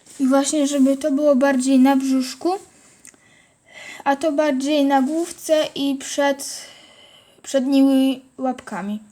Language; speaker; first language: Polish; native; Polish